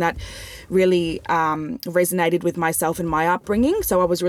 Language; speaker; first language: English; native; English